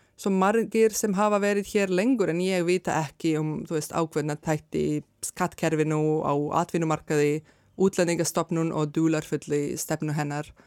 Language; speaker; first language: Icelandic; non-native, fluent; Serbian